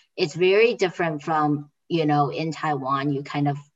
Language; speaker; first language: English; non-native, fluent; Chinese